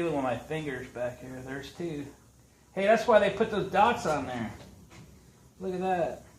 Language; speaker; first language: English; native; English